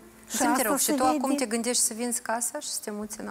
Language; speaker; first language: Romanian; native; Romanian